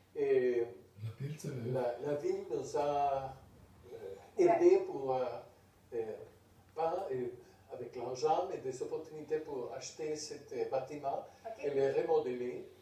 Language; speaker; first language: French; non-native, fluent; Spanish